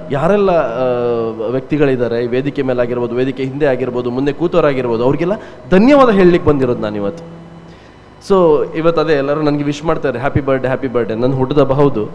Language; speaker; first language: Kannada; native; Kannada